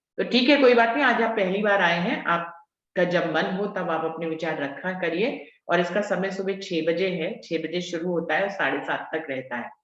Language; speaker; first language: Hindi; native; Hindi